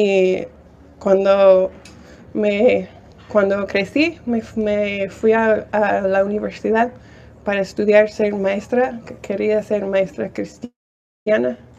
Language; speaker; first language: Spanish; non-native, fluent; English